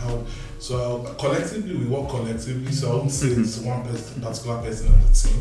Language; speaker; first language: English; non-native, local second language; Yoruba